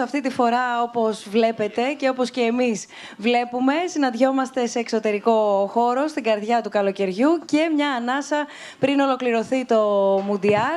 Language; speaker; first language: Greek; native; Greek